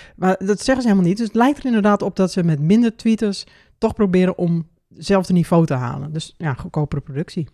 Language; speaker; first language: Dutch; native; Dutch